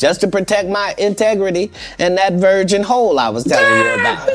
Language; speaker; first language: English; native; English